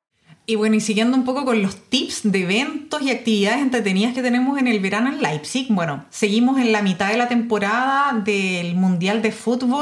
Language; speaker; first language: Spanish; native; Spanish